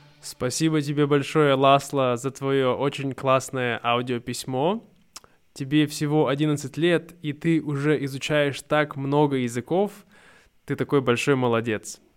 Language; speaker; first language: Russian; native; Russian